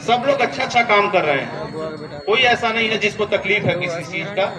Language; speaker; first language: Hindi; native; Hindi